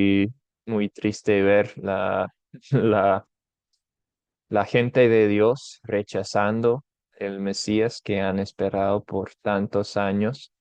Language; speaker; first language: Spanish; non-native, fluent; English